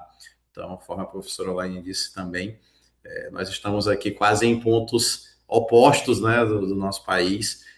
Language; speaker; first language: Portuguese; native; Portuguese